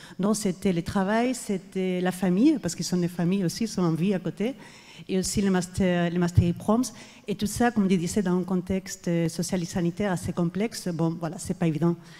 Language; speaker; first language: French; non-native, fluent; Spanish